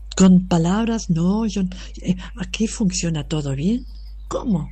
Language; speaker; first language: Spanish; non-native, fluent; German